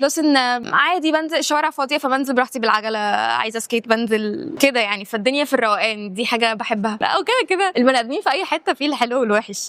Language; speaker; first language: Arabic; native; Arabic